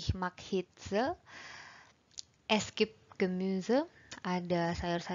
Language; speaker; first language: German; non-native, fluent; Indonesian